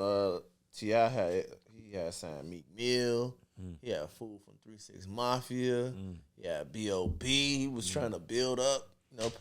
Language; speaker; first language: English; native; English